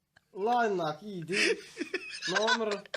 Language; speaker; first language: Russian; non-native, learner; Turkmen